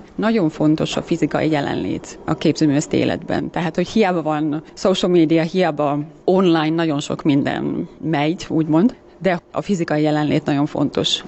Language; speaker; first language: Hungarian; non-native, fluent; Finnish